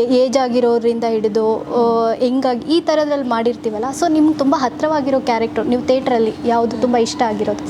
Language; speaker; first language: Kannada; native; Kannada